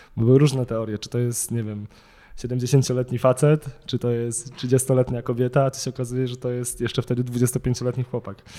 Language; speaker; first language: Polish; native; Polish